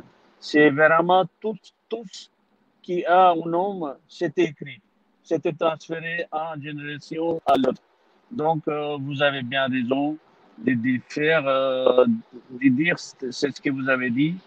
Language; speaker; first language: French; non-native, learner; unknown